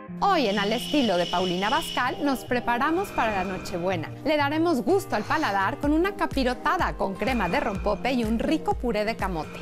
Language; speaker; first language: Spanish; native; Spanish